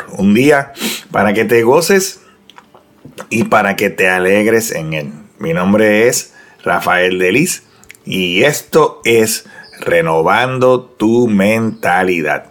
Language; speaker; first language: Spanish; native; Spanish